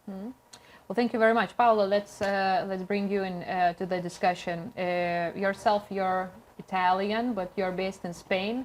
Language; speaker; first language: English; non-native, fluent; Lithuanian